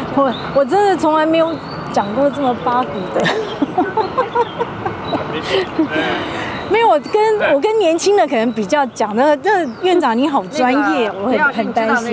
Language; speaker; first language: Chinese; native; Chinese